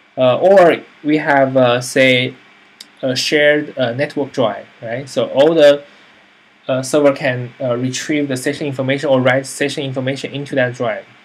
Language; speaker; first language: English; non-native, fluent; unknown